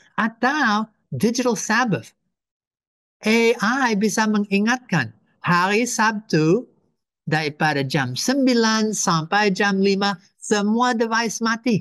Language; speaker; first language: Indonesian; non-native, fluent; English